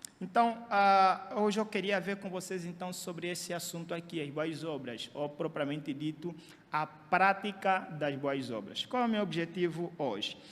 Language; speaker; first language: Portuguese; native; Portuguese